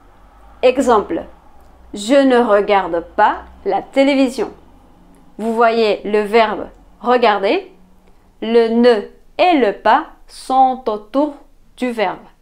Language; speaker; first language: French; non-native, fluent; Spanish